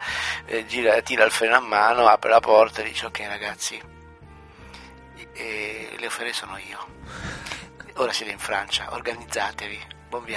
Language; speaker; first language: Italian; native; Italian